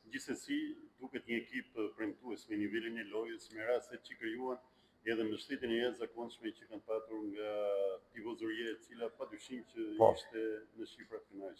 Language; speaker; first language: Albanian; native; Albanian